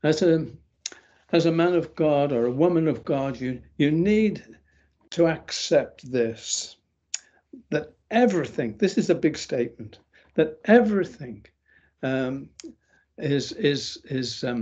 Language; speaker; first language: English; native; English